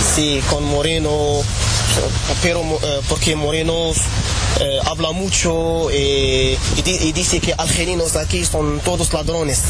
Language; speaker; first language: Spanish; non-native, learner; Arabic